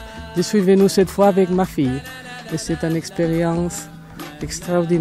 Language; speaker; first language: French; non-native, learner; Catalan